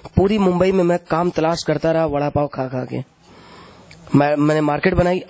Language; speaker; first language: Hindi; native; Hindi